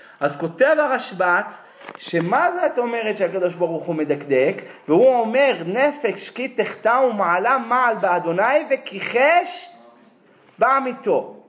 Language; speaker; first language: Hebrew; native; Hebrew